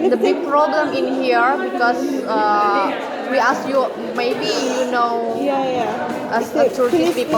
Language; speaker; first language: English; non-native, learner; Indonesian